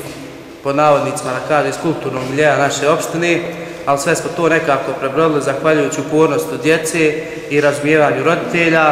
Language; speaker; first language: Croatian; native; Croatian